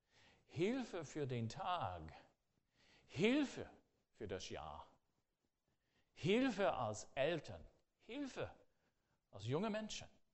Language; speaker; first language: German; non-native, fluent; English